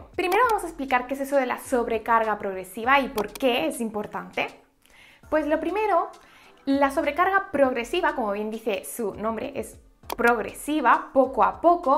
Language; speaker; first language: Spanish; native; Spanish